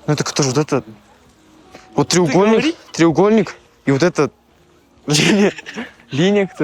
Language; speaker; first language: Russian; native; Russian